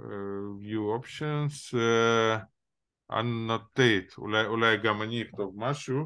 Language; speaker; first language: Hebrew; non-native, fluent; Russian